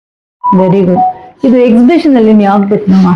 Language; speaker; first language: Kannada; non-native, local second language; Tamil